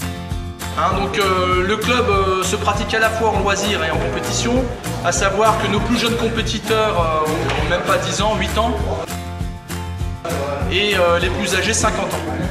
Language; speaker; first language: French; native; French